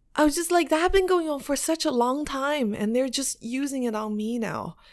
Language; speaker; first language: English; non-native, fluent; Chinese